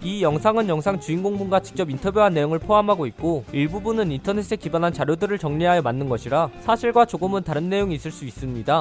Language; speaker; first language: Korean; native; Korean